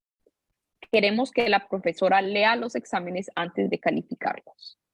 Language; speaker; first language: Spanish; non-native, fluent; English